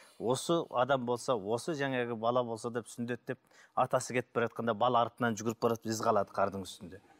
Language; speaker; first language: Kazakh; native; Kazakh